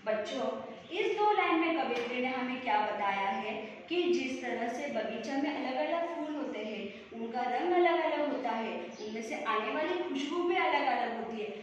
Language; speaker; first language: Hindi; non-native, local second language; Marathi